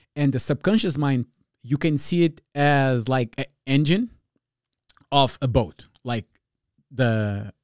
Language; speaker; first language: English; non-native, fluent; Portuguese